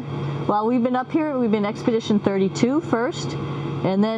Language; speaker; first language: English; native; English